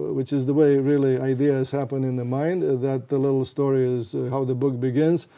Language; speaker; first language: English; non-native, fluent; Romanian